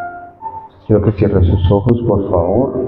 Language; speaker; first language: Spanish; native; Spanish